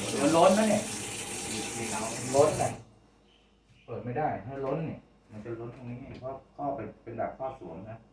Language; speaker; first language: Thai; native; Thai